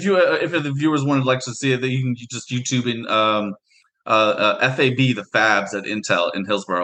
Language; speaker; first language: English; native; English